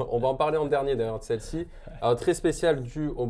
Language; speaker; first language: French; native; French